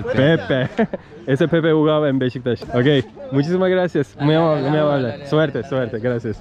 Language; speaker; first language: Spanish; non-native, learner; Turkish